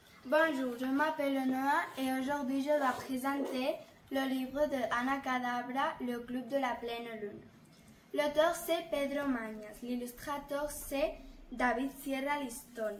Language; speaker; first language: French; non-native, learner; Catalan